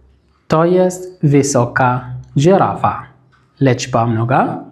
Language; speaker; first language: Polish; non-native, fluent; Arabic